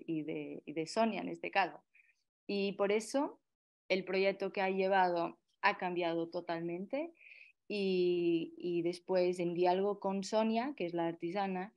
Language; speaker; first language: Spanish; non-native, fluent; Portuguese